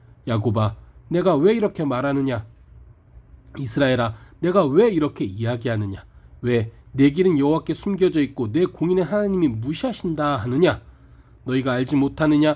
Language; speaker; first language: Korean; native; Korean